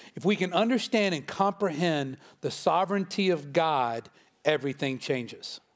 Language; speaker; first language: English; native; English